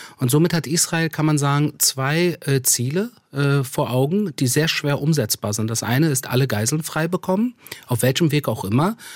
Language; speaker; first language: German; early bilingual, other home language; Persian